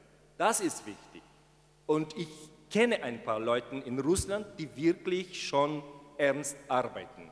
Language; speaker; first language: German; non-native, fluent; Ukrainian